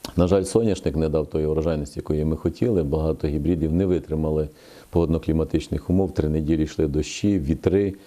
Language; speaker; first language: Ukrainian; native; Ukrainian